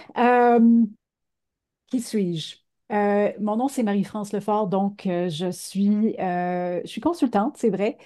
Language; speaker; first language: French; native; French